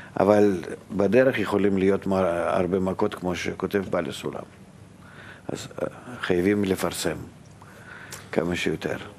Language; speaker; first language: Hebrew; non-native, fluent; Russian